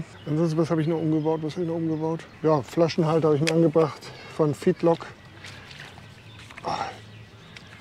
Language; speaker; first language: German; native; German